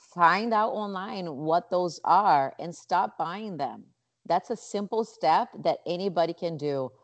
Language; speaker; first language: English; non-native, fluent; Portuguese